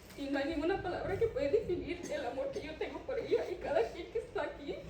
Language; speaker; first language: Spanish; early bilingual, heritage; Spanish